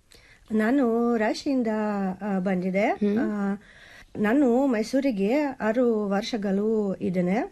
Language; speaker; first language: Kannada; non-native, learner; Russian